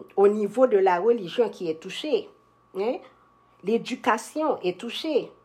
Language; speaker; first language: French; native; French